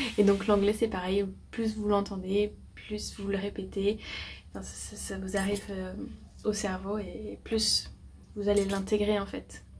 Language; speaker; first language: French; native; French